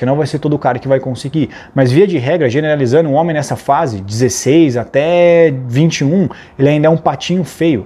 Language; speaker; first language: Portuguese; native; Portuguese